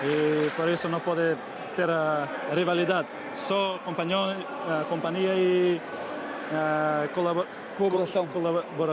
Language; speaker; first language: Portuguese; non-native, learner; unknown